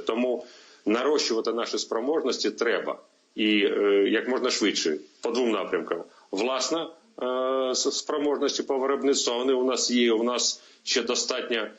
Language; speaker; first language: Ukrainian; native; Ukrainian